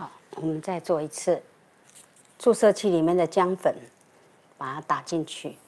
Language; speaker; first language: Chinese; native; Chinese